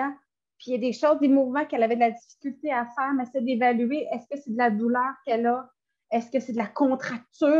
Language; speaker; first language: French; native; French